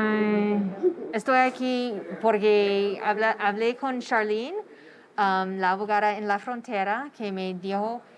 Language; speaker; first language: Spanish; non-native, fluent; English